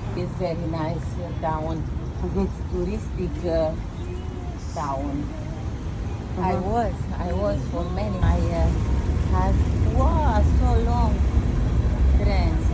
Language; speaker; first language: English; non-native, learner; Romanian